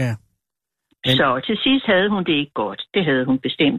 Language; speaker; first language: Danish; native; Danish